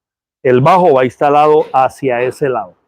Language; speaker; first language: Spanish; native; Spanish